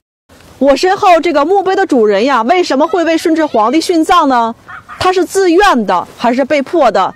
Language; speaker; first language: Chinese; native; Chinese